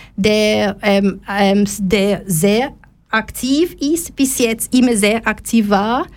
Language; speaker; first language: German; non-native, fluent; Lingala